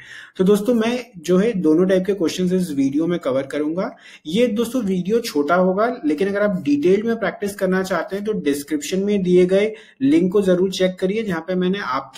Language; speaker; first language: Hindi; native; Hindi